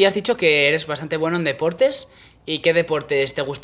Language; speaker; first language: Spanish; native; Spanish